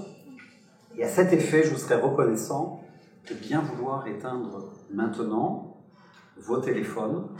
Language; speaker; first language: French; native; French